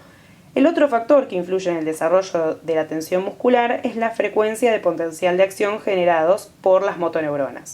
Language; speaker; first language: Spanish; native; Spanish